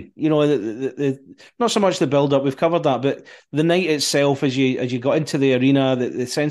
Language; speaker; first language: English; native; English